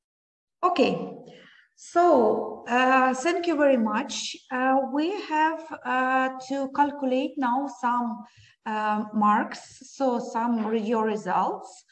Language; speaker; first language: English; non-native, learner; Ukrainian